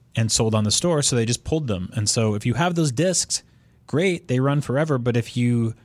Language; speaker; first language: English; native; English